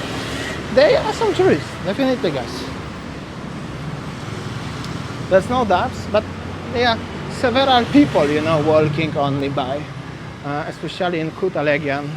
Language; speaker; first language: English; non-native, fluent; Polish